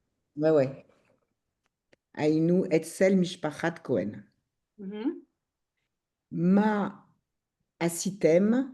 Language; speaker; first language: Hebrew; non-native, learner; French